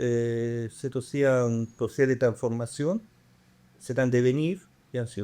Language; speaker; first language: French; non-native, fluent; Spanish